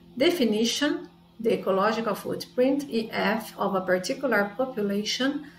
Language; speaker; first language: English; non-native, fluent; Portuguese